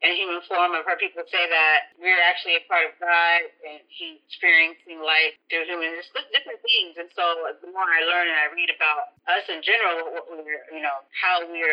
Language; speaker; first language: English; native; English